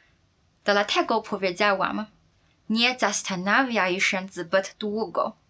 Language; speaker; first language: Polish; non-native, fluent; Chinese